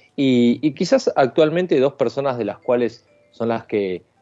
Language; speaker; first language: Spanish; native; Spanish